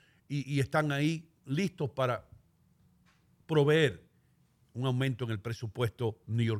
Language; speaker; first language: Spanish; native; Spanish